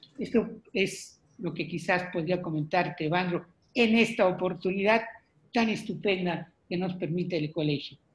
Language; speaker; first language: Spanish; native; Spanish